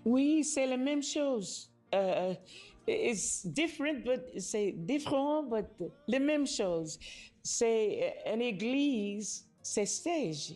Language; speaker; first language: French; non-native, learner; English